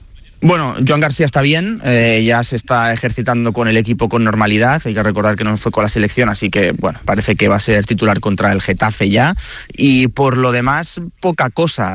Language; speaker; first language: Spanish; native; Spanish